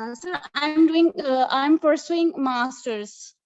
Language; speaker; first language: English; non-native, local second language; Urdu